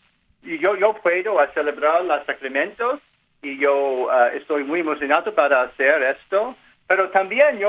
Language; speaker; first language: Spanish; non-native, learner; English